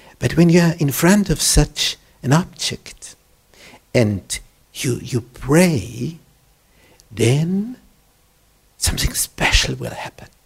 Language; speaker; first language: English; non-native, fluent; German